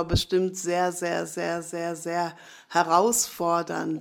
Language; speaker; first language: German; native; German